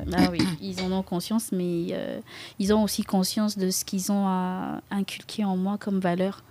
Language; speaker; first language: French; non-native, local second language; Lingala